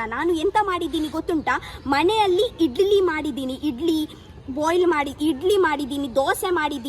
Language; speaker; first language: Kannada; non-native, local second language; Tulu